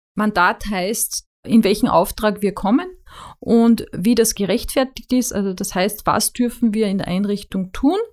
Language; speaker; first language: German; native; German